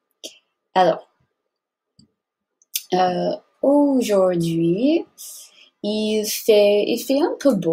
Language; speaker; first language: French; non-native, fluent; English